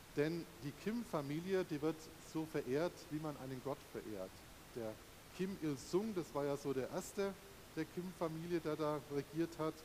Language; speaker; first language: German; native; German